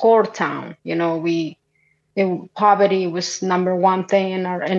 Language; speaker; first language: English; non-native, fluent; Quechua